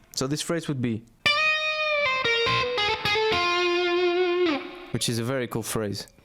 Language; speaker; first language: English; non-native, fluent; Portuguese